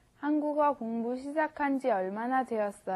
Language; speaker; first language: Korean; non-native, learner; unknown